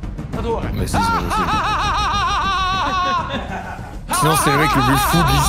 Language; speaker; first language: French; native; French